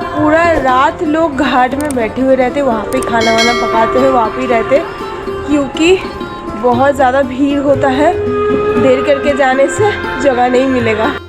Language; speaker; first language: Hindi; non-native, local second language; Bangla